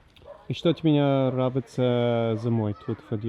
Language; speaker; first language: Russian; non-native, learner; English